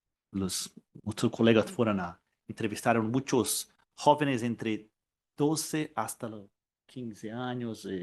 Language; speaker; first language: Spanish; non-native, learner; Portuguese